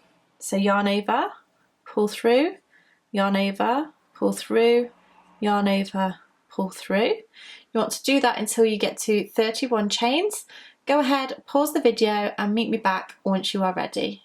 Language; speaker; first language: English; native; English